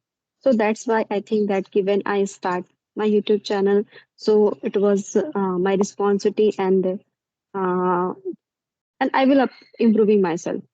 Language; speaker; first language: English; non-native, learner; Hindi